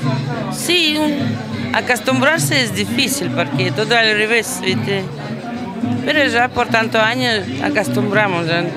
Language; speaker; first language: Spanish; non-native, learner; Russian